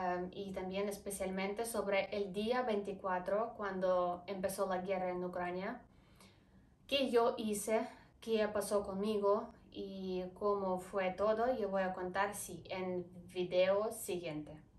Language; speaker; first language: Spanish; non-native, fluent; Ukrainian